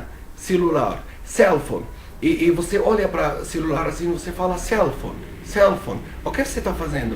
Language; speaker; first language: Portuguese; non-native, fluent; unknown